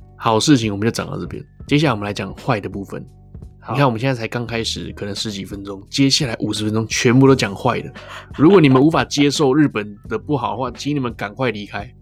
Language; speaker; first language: Chinese; native; Chinese